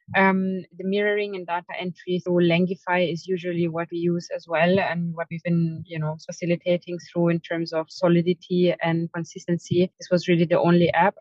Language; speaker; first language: English; non-native, fluent; German